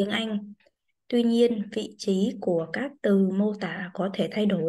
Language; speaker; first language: Vietnamese; native; Vietnamese